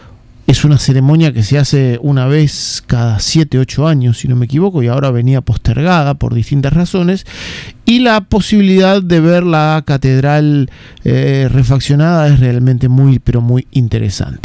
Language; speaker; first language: Spanish; native; Spanish